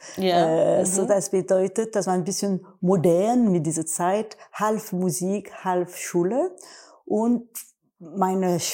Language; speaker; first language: German; non-native, learner; French